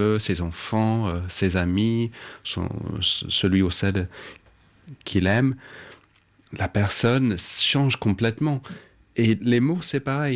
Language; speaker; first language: French; non-native, fluent; English